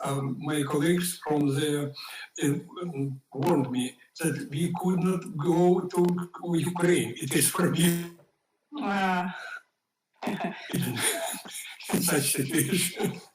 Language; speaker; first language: English; non-native, fluent; Ukrainian